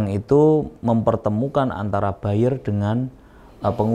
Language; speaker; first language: Indonesian; native; Indonesian